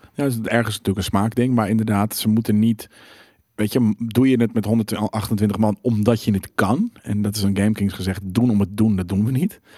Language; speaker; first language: Dutch; native; Dutch